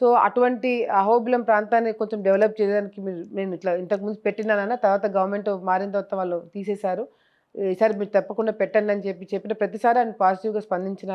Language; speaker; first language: Telugu; native; Telugu